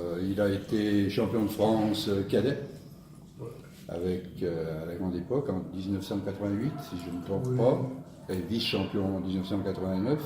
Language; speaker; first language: French; native; French